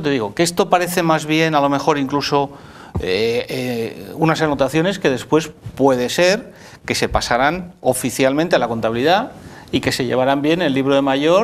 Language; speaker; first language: Spanish; native; Spanish